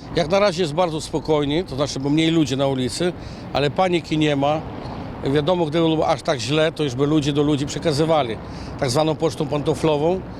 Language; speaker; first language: Polish; early bilingual, heritage; Polish